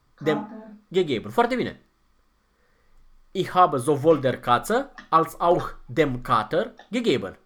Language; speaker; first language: German; non-native, fluent; Romanian